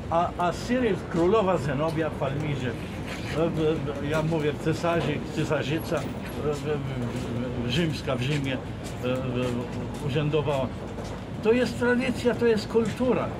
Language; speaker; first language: Polish; non-native, fluent; Arabic